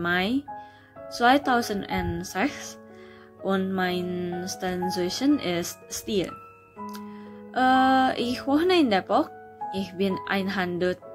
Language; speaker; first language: German; non-native, learner; Indonesian